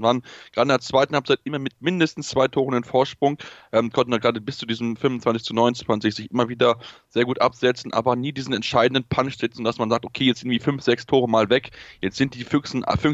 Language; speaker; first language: German; native; German